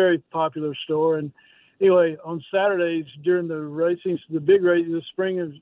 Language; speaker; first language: English; native; English